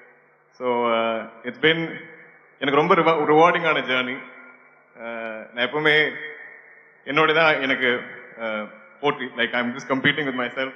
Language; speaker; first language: Tamil; non-native, local second language; Malayalam